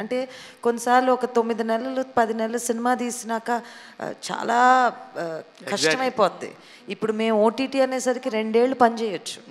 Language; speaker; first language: Telugu; native; Telugu